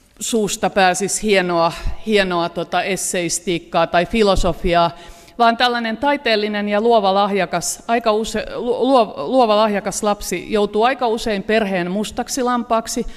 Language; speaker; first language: Finnish; native; Finnish